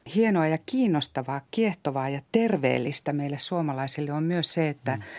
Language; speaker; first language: Finnish; native; Finnish